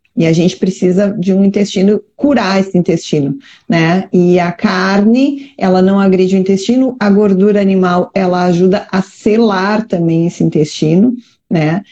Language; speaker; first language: Portuguese; native; Portuguese